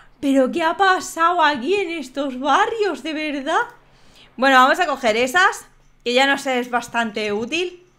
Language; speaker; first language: Spanish; native; Spanish